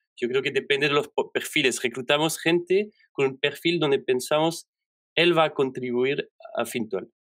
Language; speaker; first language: Spanish; non-native, fluent; French